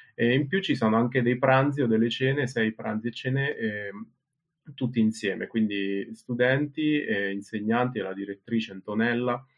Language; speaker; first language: Italian; native; Italian